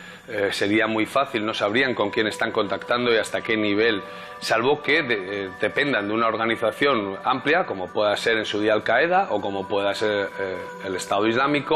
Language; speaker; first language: Spanish; native; Spanish